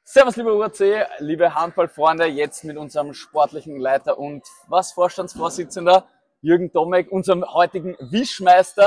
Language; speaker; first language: German; native; German